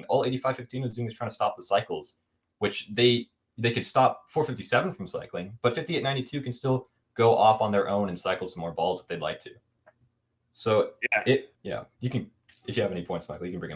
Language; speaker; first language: English; native; English